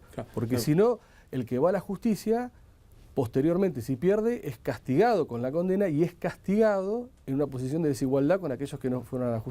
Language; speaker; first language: Spanish; native; Spanish